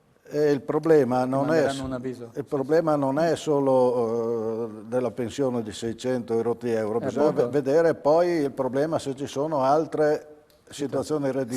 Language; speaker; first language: Italian; native; Italian